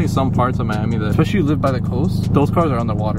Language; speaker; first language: English; native; English